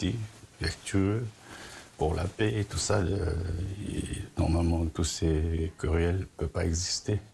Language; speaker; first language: French; non-native, fluent; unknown